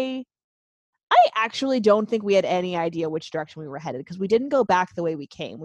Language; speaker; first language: English; native; English